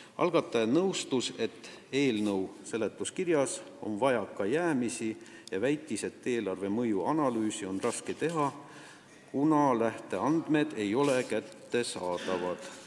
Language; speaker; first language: Estonian; non-native, local second language; Russian